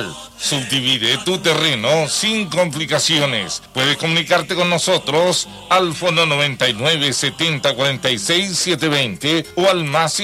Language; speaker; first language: Spanish; native; Spanish